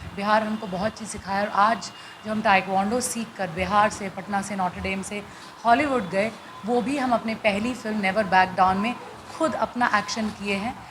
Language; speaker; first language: Hindi; non-native, local second language; Bhojpuri